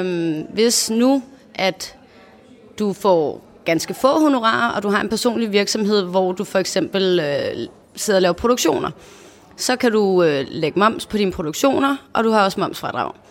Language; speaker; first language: Danish; native; Danish